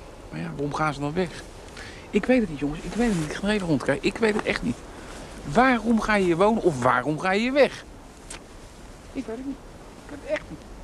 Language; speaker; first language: Dutch; native; Dutch